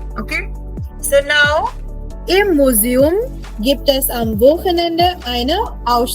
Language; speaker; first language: German; non-native, fluent; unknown